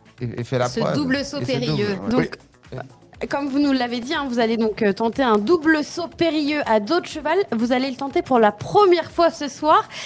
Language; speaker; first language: French; native; French